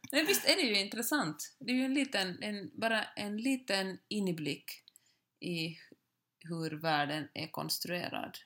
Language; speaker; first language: Swedish; native; Swedish